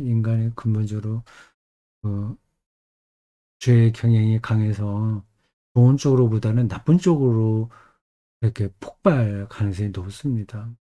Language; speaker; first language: Korean; native; Korean